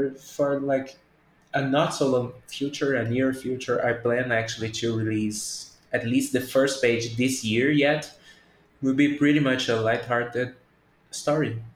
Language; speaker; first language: English; non-native, fluent; Portuguese